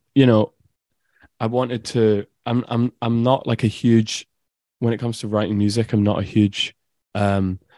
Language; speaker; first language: English; native; English